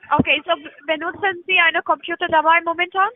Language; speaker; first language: German; non-native, learner; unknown